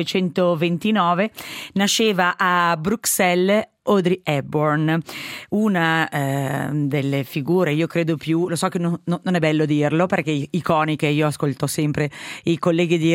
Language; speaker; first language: Italian; native; Italian